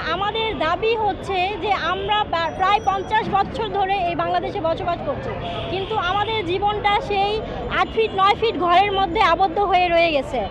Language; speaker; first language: Bangla; non-native, local second language; Urdu